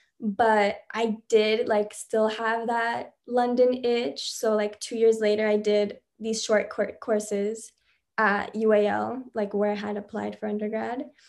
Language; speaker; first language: English; early bilingual, other home language; Spanish